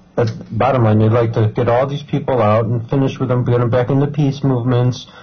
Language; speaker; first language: English; native; English